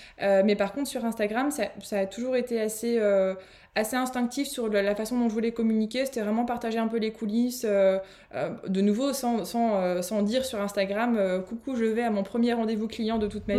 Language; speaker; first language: French; native; French